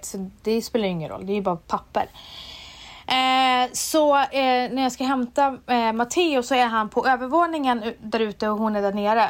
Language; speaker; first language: Swedish; native; Swedish